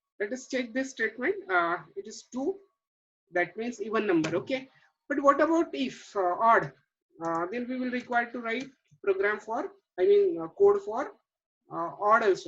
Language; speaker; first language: English; non-native, local second language; Marathi